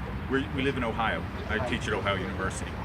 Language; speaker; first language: English; native; English